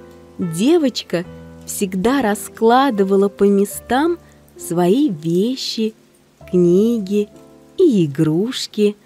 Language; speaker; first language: Russian; native; Russian